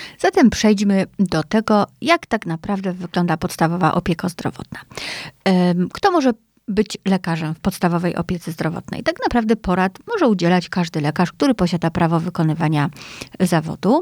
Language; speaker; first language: Polish; native; Polish